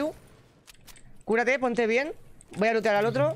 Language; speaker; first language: Spanish; native; Spanish